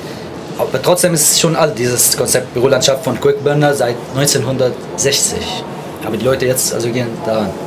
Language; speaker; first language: German; non-native, fluent; Arabic